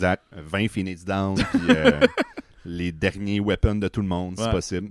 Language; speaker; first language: French; native; French